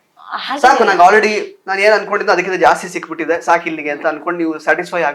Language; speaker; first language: Kannada; native; Kannada